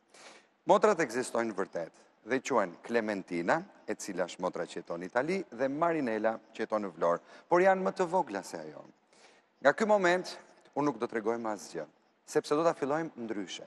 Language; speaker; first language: Albanian; native; Albanian